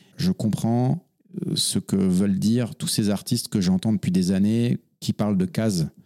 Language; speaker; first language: French; native; French